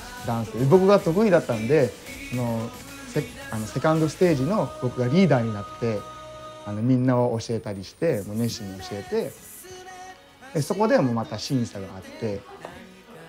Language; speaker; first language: Japanese; early bilingual, other home language; Filipino